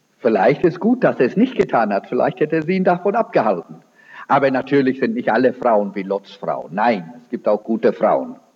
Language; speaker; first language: German; early bilingual, heritage; German